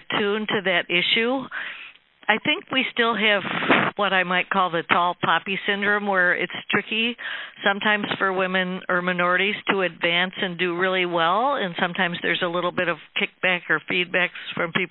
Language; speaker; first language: English; native; English